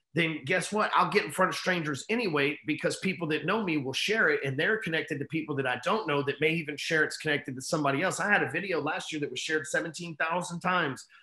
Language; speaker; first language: English; native; English